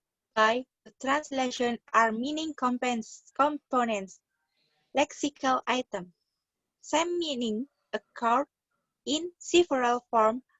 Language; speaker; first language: English; non-native, learner; Indonesian